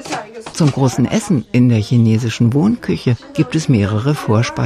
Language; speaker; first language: German; native; German